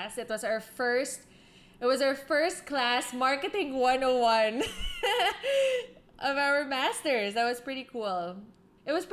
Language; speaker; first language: English; non-native, local second language; Filipino